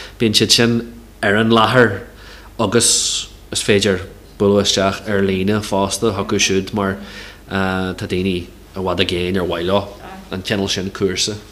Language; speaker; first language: Irish; non-native, local second language; English